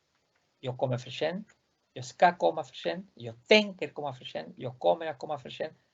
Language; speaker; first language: Swedish; non-native, fluent; Spanish